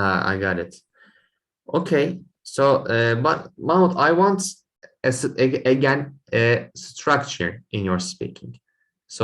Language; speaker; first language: English; non-native, fluent; Turkish